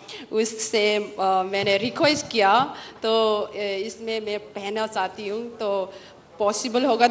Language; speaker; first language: Hindi; non-native, local second language; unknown